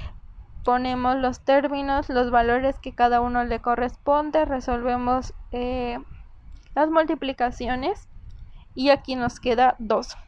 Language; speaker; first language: Spanish; native; Spanish